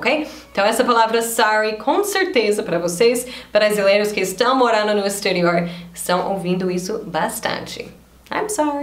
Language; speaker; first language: Portuguese; non-native, fluent; English